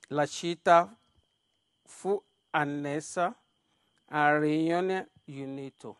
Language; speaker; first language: Italian; non-native, learner; Yoruba